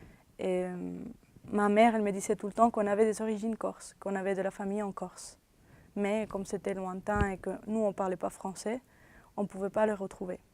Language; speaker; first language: French; non-native, fluent; Spanish